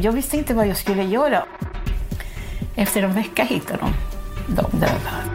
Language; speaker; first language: Swedish; non-native, fluent; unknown